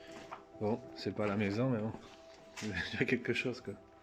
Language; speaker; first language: French; native; French